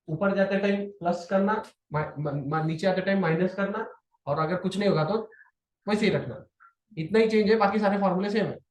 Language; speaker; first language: Hindi; non-native, local second language; Marathi